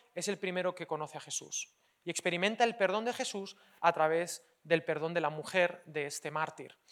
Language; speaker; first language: Spanish; native; Spanish